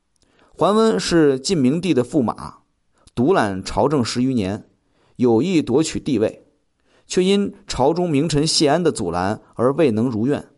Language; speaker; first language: Chinese; native; Chinese